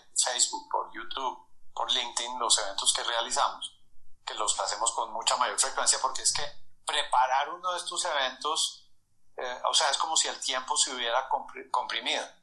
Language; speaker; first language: Spanish; native; Spanish